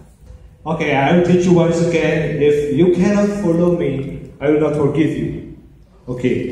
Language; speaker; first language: English; non-native, learner; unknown